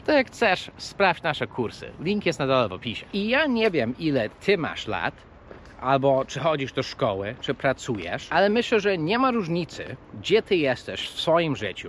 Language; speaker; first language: Polish; early bilingual, heritage; Polish